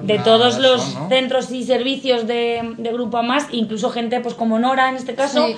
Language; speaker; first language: Spanish; native; Spanish